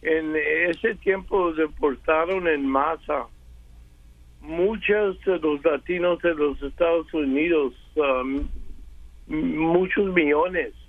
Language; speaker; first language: Spanish; early bilingual, other home language; English